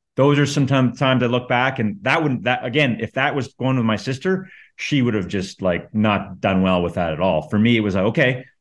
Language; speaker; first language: English; native; English